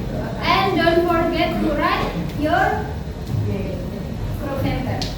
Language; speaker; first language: English; non-native, learner; Indonesian